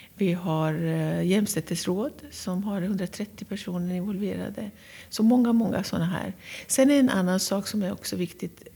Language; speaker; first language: Swedish; non-native, fluent; Persian